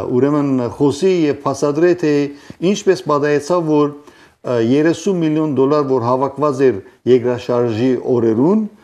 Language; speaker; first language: Armenian; early bilingual, heritage; Armenian